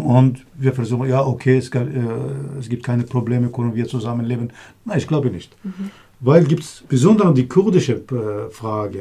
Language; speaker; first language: German; non-native, learner; Kurdish